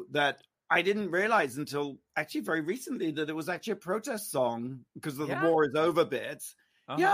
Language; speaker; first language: English; native; English